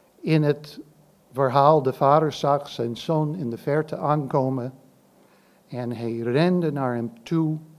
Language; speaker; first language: Dutch; non-native, fluent; English